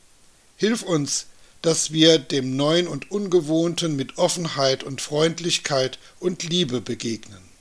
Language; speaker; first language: German; native; German